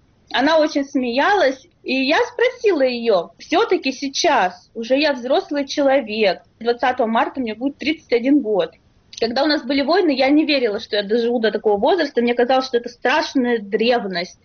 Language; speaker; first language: Russian; native; Russian